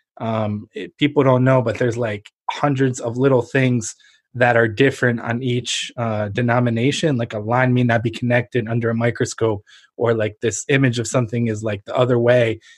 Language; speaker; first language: English; early bilingual, other home language; Ukrainian